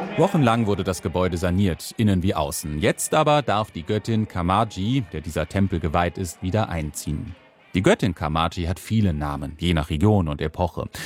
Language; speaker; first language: German; native; German